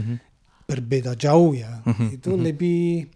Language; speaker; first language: Indonesian; non-native, learner; German